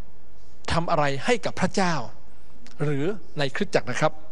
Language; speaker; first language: Thai; native; Thai